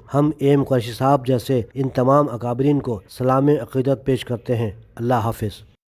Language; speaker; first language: Urdu; native; Urdu